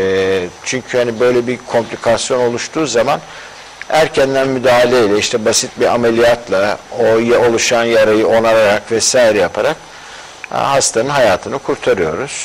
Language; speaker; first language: Turkish; native; Turkish